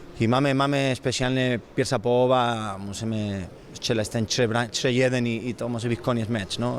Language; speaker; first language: Polish; non-native, learner; Spanish